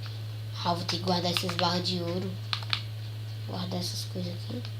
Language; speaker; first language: Portuguese; native; Portuguese